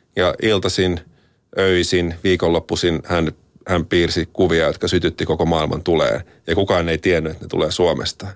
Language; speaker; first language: Finnish; native; Finnish